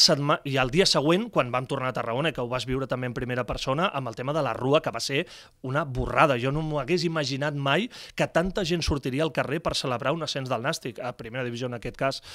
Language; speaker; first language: Catalan; native; Catalan